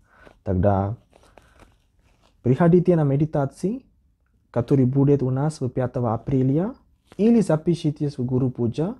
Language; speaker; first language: Russian; non-native, learner; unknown